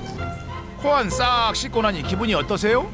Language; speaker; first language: Korean; native; Korean